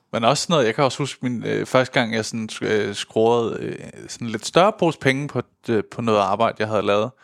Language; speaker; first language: Danish; early bilingual, other home language; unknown